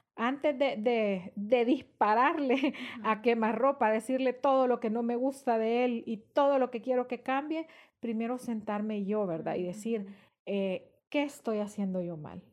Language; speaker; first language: Spanish; native; Spanish